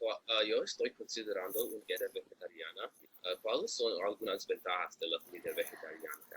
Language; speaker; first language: Spanish; non-native, learner; English